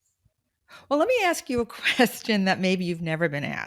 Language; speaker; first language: English; native; English